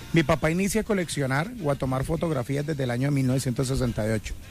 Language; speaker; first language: Spanish; native; Spanish